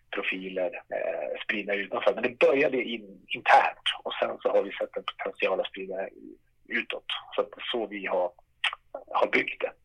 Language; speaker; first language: Swedish; native; Swedish